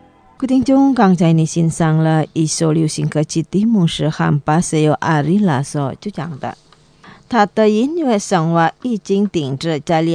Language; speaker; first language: Chinese; non-native, learner; Indonesian